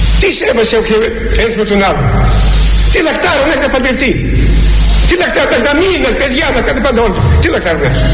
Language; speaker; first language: Greek; native; Greek